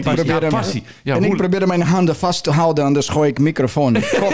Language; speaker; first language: Dutch; non-native, fluent; Portuguese